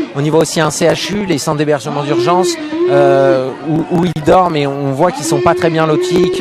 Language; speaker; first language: French; native; French